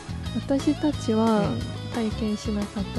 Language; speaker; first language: Japanese; non-native, learner; Korean